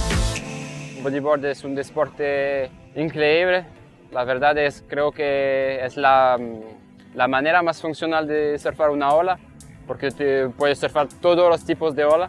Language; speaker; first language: Spanish; non-native, fluent; French